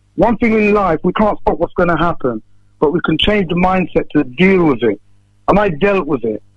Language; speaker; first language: English; native; English